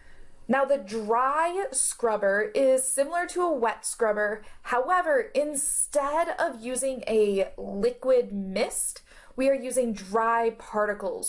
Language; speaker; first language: English; native; English